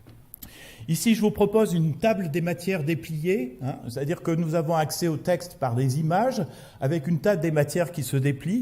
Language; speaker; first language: French; native; French